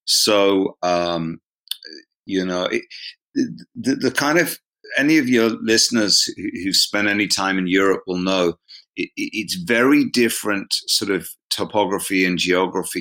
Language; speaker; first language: English; native; English